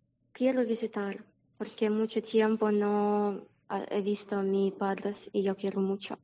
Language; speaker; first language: Spanish; non-native, learner; Ukrainian